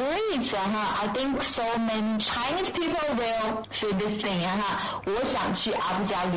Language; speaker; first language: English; non-native, fluent; Chinese